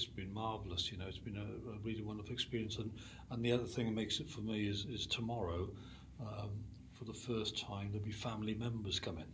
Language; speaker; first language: English; native; English